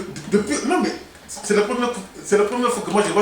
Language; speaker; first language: French; non-native, local second language; Lingala